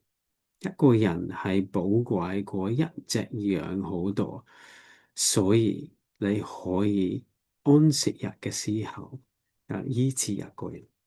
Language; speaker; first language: Cantonese; non-native, learner; English